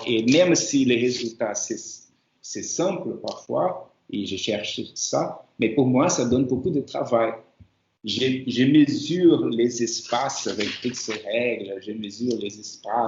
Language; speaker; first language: French; non-native, fluent; Portuguese